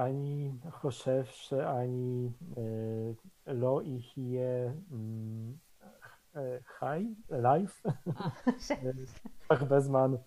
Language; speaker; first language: Hebrew; non-native, learner; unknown